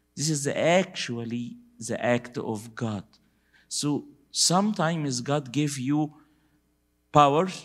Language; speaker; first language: English; non-native, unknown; Arabic